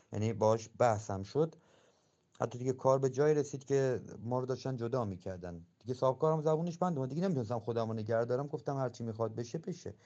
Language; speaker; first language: Persian; native; Persian